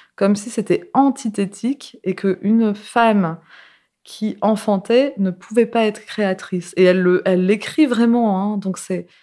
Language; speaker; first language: French; native; French